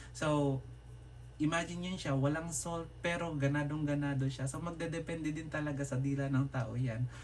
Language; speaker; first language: Filipino; non-native, local second language; Iloko